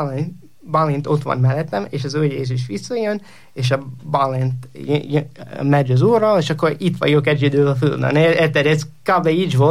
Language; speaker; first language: Hungarian; non-native, learner; English